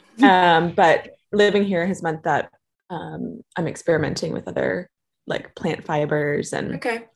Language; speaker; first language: English; native; English